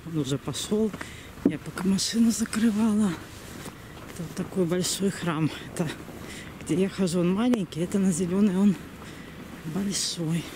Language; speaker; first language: Russian; native; Russian